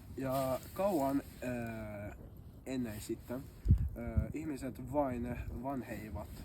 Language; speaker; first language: Finnish; non-native, local second language; Swedish